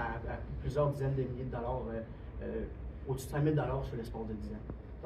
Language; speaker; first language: French; native; French